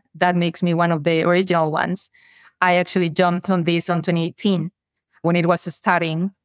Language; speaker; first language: English; non-native, fluent; Spanish